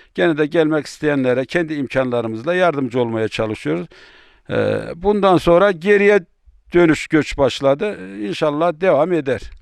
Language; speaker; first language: Turkish; native; Turkish